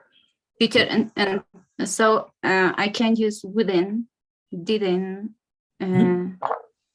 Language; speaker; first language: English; non-native, learner; Spanish